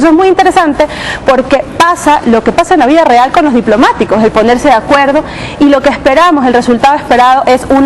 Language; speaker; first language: Spanish; native; Spanish